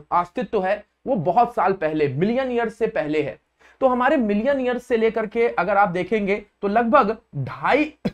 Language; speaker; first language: Hindi; native; Hindi